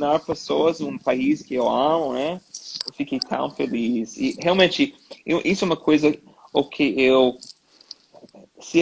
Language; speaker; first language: Portuguese; non-native, learner; English